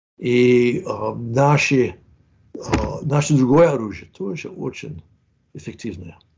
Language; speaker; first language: Russian; non-native, fluent; English